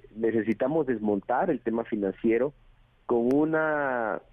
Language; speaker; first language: Spanish; native; Spanish